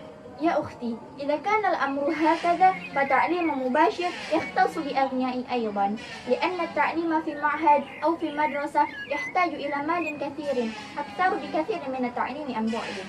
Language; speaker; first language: Arabic; non-native, fluent; Indonesian